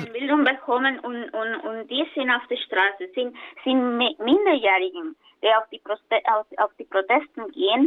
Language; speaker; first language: German; non-native, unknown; Spanish